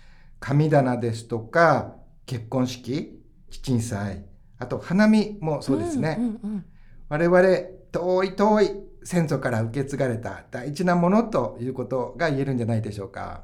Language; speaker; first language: Japanese; native; Japanese